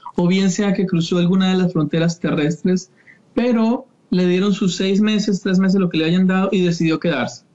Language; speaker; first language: Spanish; native; Spanish